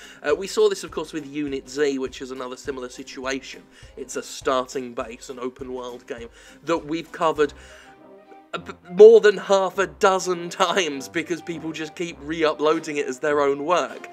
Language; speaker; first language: English; native; English